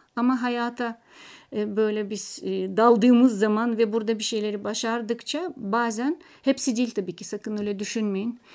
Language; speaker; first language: Turkish; non-native, fluent; Russian